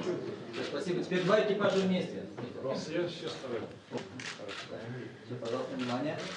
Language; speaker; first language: Russian; native; Russian